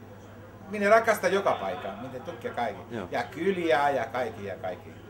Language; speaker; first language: Finnish; non-native, learner; Greek